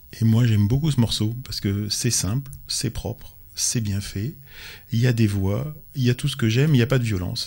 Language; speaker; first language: French; native; French